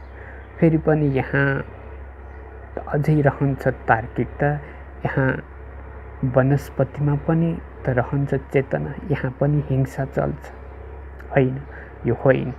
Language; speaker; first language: Nepali; native; Nepali